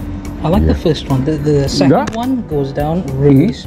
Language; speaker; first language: English; native; English